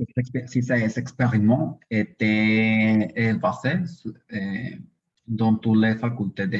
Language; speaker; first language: French; non-native, learner; Spanish